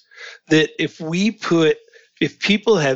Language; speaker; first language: English; native; English